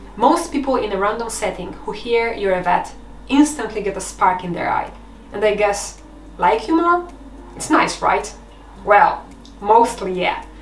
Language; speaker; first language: English; non-native, fluent; Polish